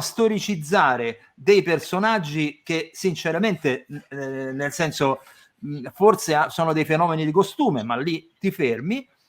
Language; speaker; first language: Italian; native; Italian